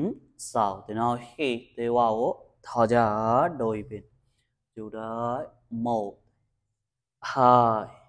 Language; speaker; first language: Vietnamese; non-native, learner; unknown